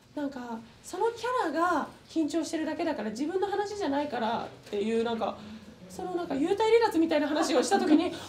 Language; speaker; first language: Japanese; native; Japanese